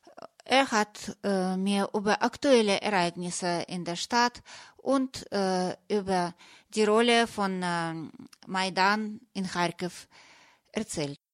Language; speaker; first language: German; non-native, fluent; Russian